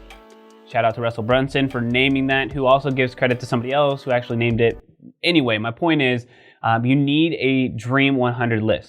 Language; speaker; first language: English; native; English